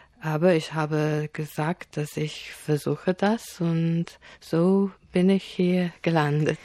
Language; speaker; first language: German; non-native, fluent; Polish